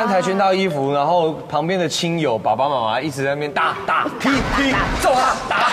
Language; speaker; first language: Chinese; native; Chinese